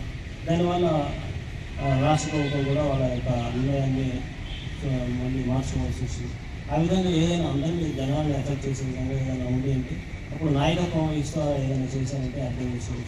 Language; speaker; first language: Telugu; native; Telugu